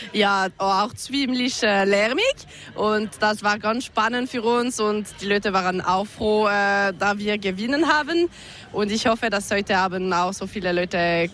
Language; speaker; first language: German; non-native, local second language; French